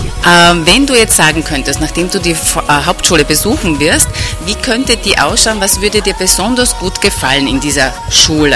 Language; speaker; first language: German; native; German